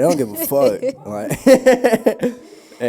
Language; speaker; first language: English; native; English